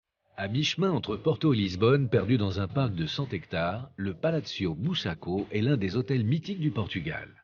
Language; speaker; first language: French; native; French